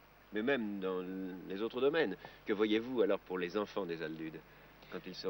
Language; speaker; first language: French; native; French